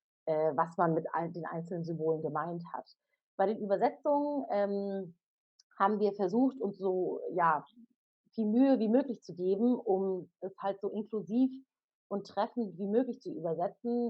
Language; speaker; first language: German; native; German